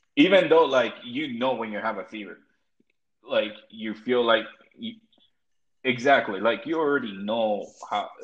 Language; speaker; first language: English; early bilingual, other home language; Spanish